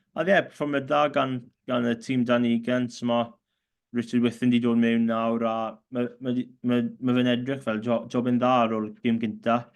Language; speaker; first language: Welsh; native; Welsh